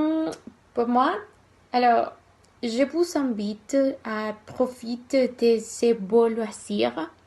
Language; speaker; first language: French; non-native, learner; Spanish